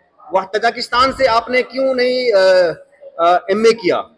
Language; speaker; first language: Hindi; native; Hindi